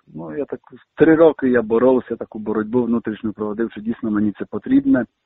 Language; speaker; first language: Ukrainian; early bilingual, heritage; Ukrainian